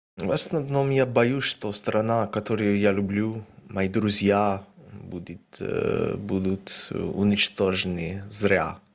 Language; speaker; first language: Russian; non-native, fluent; English